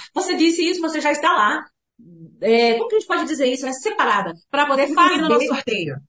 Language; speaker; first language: Portuguese; native; Portuguese